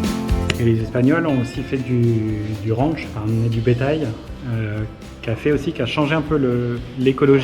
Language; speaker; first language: French; native; French